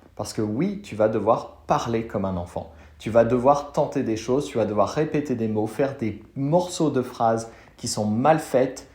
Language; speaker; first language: French; native; French